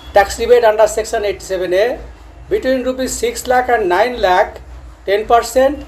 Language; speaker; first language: English; non-native, local second language; Bangla